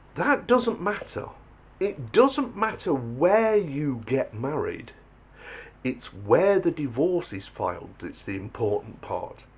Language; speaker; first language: English; native; English